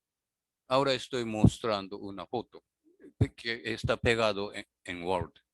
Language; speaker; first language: Spanish; non-native, learner; Japanese